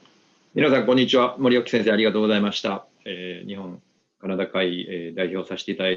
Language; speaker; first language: Japanese; native; Japanese